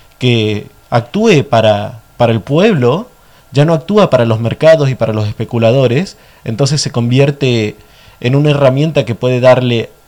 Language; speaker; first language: Spanish; native; Spanish